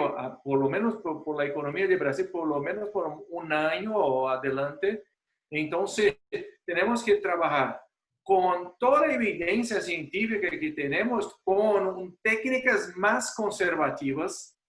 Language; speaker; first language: Spanish; non-native, fluent; Portuguese